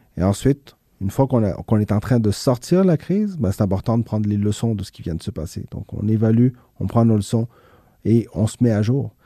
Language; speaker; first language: French; early bilingual, other home language; Spanish